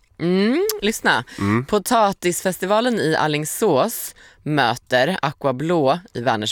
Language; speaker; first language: Swedish; native; Swedish